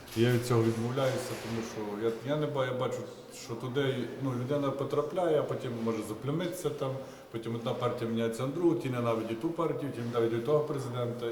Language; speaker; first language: Ukrainian; native; Ukrainian